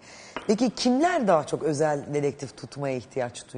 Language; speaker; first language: Turkish; native; Turkish